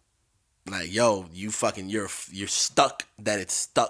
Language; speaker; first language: English; native; English